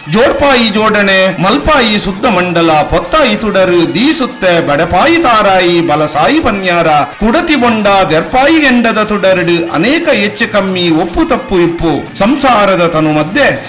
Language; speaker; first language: Kannada; non-native, local second language; Tulu